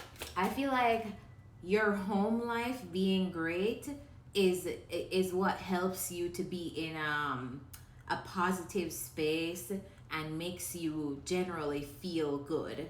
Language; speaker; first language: English; native; English